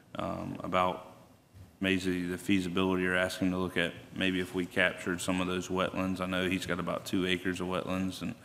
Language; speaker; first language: English; native; English